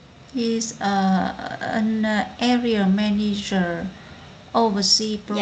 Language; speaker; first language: English; non-native, learner; Vietnamese